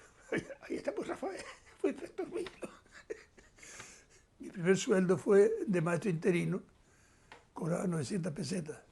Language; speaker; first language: Spanish; native; Spanish